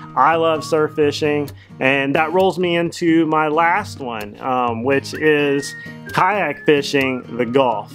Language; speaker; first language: English; native; English